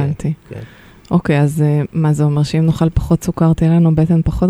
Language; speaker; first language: Hebrew; native; Hebrew